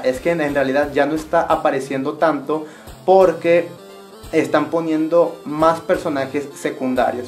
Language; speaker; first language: Spanish; native; Spanish